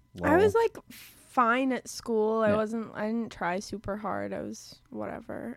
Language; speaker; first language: English; native; English